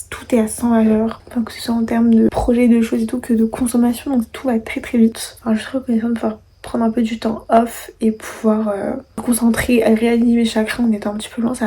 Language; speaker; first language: French; non-native, local second language; Malagasy